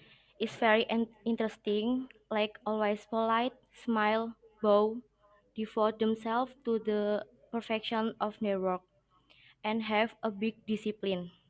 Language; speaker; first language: English; non-native, learner; Indonesian